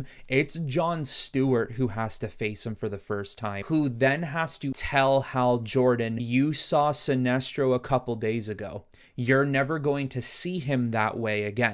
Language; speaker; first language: English; native; English